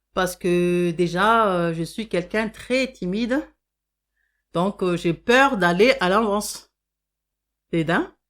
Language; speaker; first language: French; non-native, local second language; Malagasy